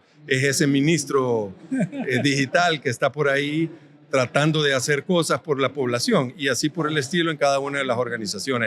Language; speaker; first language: Spanish; native; Spanish